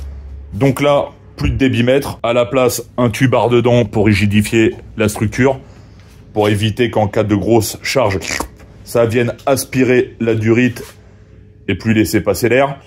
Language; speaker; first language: French; native; French